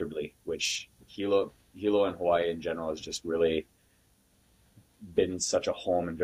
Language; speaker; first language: English; native; English